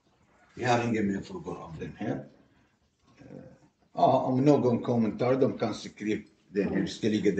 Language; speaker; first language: Swedish; non-native, learner; Arabic